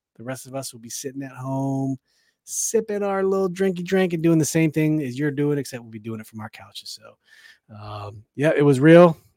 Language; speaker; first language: English; early bilingual, other home language; Chinese